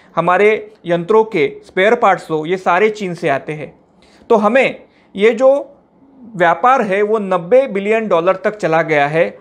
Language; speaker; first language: Hindi; non-native, local second language; Marathi